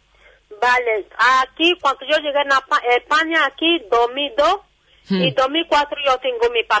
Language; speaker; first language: Spanish; non-native, learner; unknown